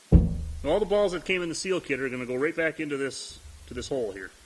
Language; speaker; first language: English; native; English